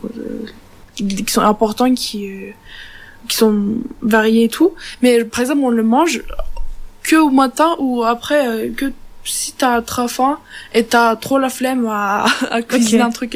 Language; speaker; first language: French; non-native, learner; Turkish